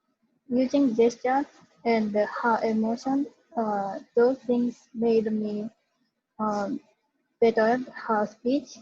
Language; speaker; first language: English; non-native, learner; Japanese